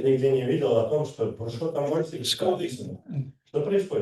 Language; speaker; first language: Russian; native; Russian